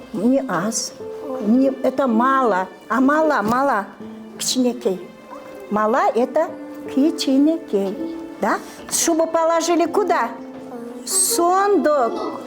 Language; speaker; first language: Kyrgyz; non-native, local second language; Russian